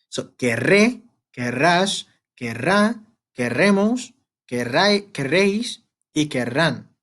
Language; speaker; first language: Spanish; non-native, fluent; Arabic